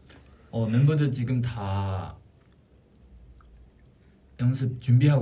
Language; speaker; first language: Korean; non-native, fluent; Chinese